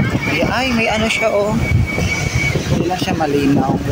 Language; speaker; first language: Filipino; non-native, local second language; Cebuano